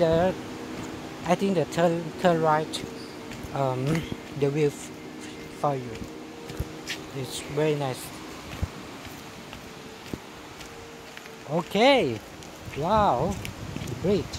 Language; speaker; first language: English; non-native, learner; Thai